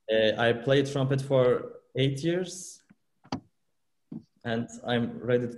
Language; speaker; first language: English; non-native, fluent; Turkish